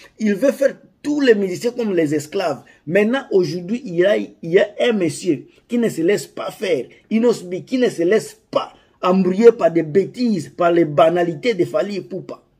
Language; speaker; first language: French; non-native, local second language; Lingala